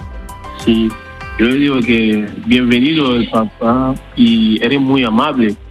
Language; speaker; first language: Spanish; non-native, learner; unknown